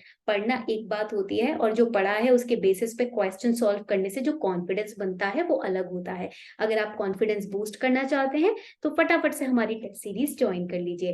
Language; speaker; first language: Hindi; native; Hindi